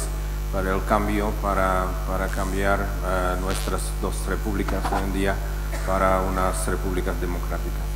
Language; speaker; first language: Spanish; non-native, fluent; Czech